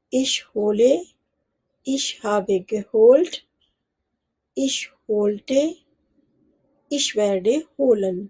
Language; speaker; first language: German; non-native, fluent; Urdu